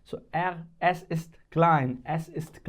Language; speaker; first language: German; non-native, fluent; Hindi